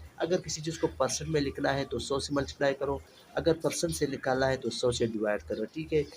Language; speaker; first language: Urdu; non-native, local second language; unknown